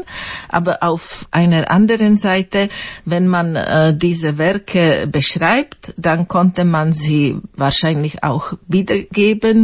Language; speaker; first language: German; non-native, fluent; Slovak